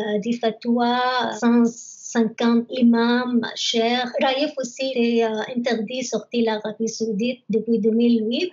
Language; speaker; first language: French; non-native, learner; Arabic